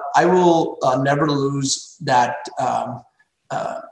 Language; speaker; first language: English; early bilingual, other home language; Spanish